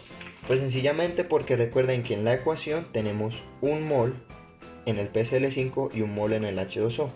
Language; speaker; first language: Spanish; native; Spanish